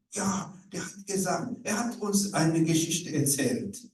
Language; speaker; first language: German; non-native, learner; Rundi